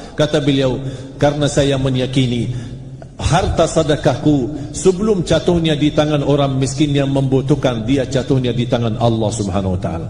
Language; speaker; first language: Malay; non-native, fluent; Arabic